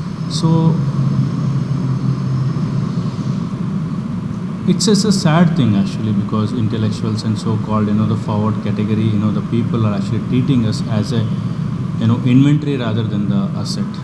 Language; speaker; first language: English; non-native, local second language; Telugu